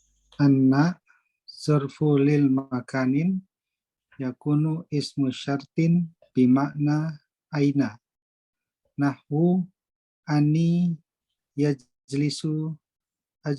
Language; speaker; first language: Arabic; non-native, learner; Indonesian